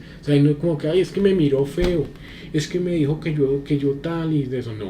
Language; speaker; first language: Spanish; native; Spanish